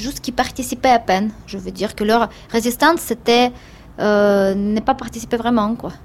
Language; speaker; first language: French; non-native, fluent; Russian